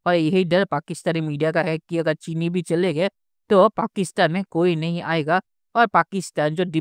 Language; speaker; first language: Hindi; native; Hindi